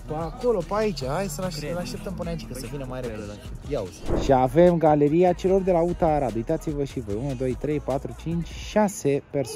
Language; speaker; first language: Romanian; native; Romanian